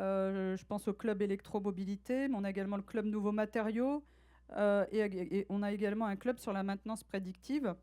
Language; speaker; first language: French; native; French